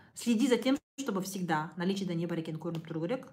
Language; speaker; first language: Russian; non-native, local second language; Kazakh